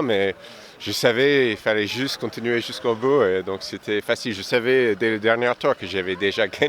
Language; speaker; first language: French; non-native, fluent; English